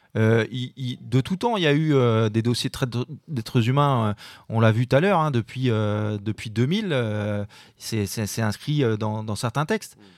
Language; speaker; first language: French; native; French